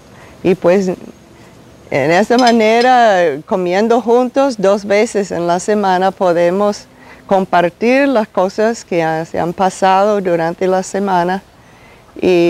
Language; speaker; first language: Spanish; non-native, fluent; English